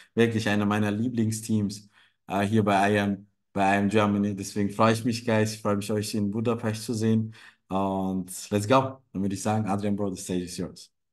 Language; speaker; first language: German; non-native, fluent; Turkish